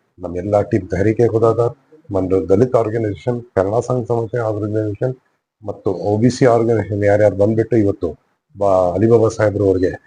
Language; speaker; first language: Kannada; non-native, local second language; Urdu